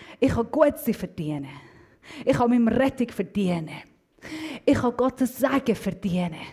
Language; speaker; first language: German; non-native, fluent; Persian